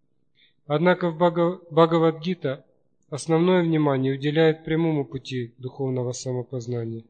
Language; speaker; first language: Russian; native; Russian